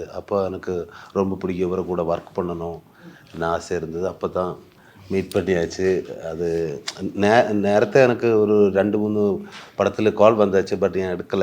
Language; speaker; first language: Tamil; non-native, learner; Malayalam